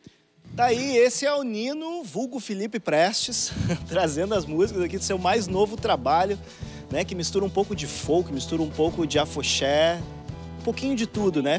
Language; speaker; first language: Portuguese; native; Portuguese